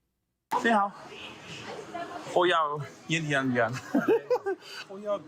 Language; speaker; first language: Chinese; non-native, learner; English